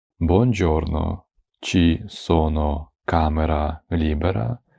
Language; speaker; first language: Italian; non-native, fluent; Ukrainian